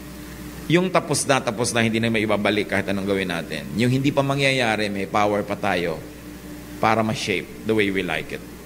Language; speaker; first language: Filipino; native; Filipino